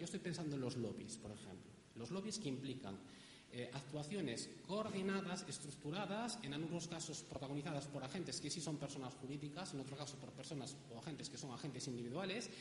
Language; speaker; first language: Spanish; native; Spanish